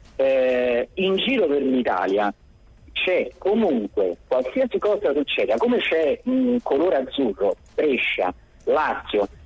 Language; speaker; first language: Italian; native; Italian